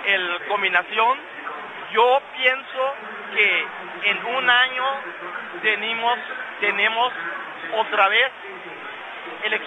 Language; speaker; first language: Spanish; non-native, learner; Dutch